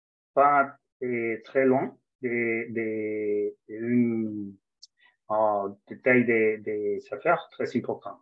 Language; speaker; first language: French; non-native, fluent; Spanish